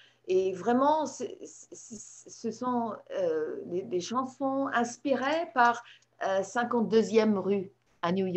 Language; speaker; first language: French; non-native, fluent; English